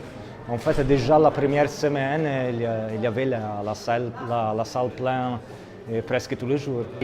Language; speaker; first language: French; non-native, fluent; Italian